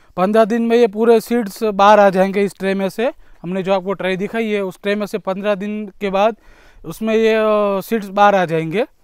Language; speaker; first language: Hindi; non-native, local second language; Gujarati